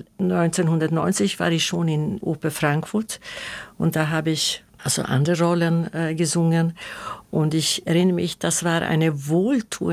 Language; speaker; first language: German; non-native, fluent; Swedish